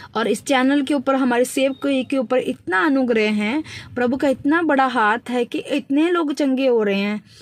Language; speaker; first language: Hindi; non-native, local second language; Punjabi